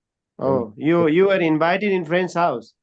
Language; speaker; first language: English; non-native, learner; Nepali